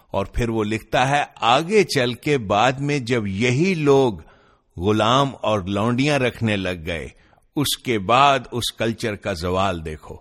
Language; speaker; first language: Urdu; non-native, local second language; Punjabi